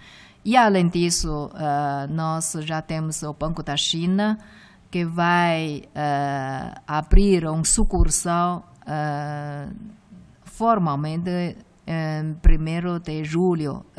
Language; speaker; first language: Portuguese; non-native, fluent; Chinese